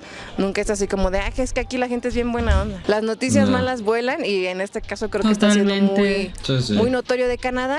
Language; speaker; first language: Spanish; native; Spanish